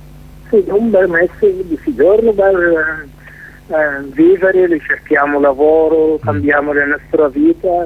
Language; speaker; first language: Italian; non-native, learner; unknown